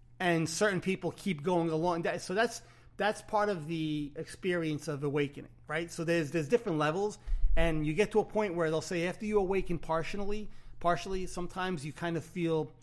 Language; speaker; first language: English; native; English